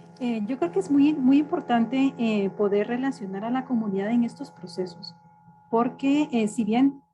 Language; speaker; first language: Spanish; native; Spanish